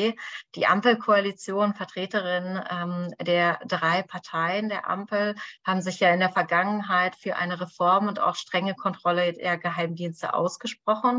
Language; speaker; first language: German; native; German